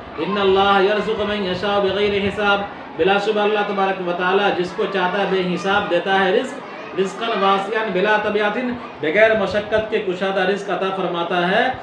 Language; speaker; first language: Urdu; native; Urdu